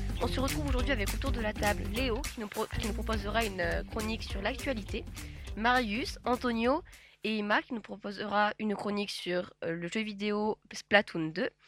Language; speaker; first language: French; native; French